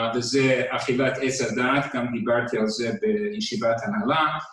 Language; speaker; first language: Hebrew; non-native, fluent; English